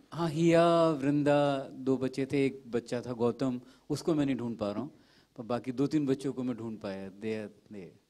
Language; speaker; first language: Hindi; native; Hindi